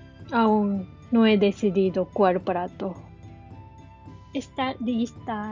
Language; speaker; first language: Spanish; non-native, learner; Japanese